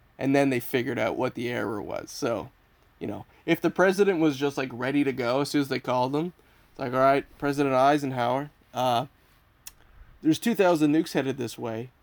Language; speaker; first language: English; native; English